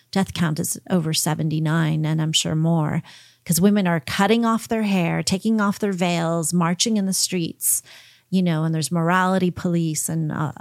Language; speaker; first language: English; early bilingual, heritage; English